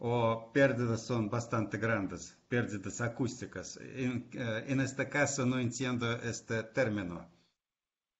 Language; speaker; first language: Spanish; non-native, fluent; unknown